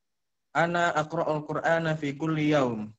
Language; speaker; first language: Arabic; non-native, learner; Indonesian